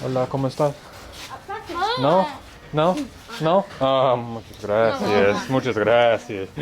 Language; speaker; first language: Spanish; non-native, learner; English